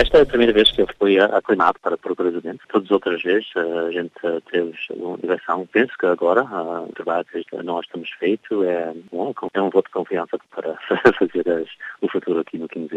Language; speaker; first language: Portuguese; early bilingual, heritage; Portuguese